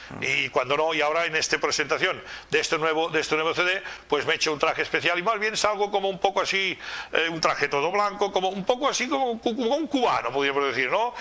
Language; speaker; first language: Spanish; non-native, local second language; Catalan